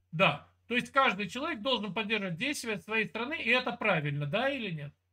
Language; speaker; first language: Russian; native; Russian